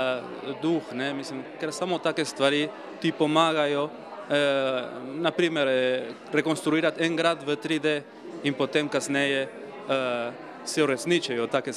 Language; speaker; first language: Slovenian; early bilingual, heritage; Spanish